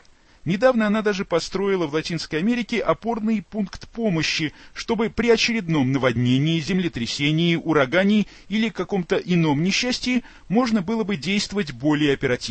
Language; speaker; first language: Russian; native; Russian